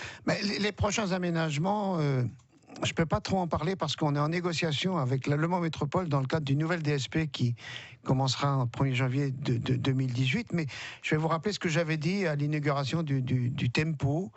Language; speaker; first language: French; native; French